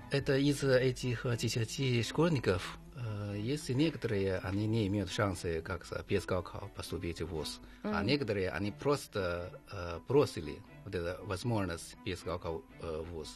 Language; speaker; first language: Russian; non-native, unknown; Chinese